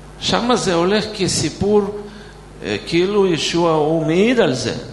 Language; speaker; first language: Hebrew; non-native, fluent; Russian